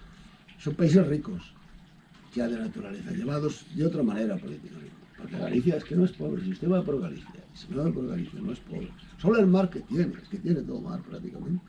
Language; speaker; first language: Spanish; non-native, local second language; Galician